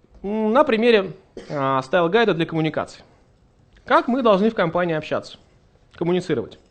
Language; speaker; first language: Russian; native; Russian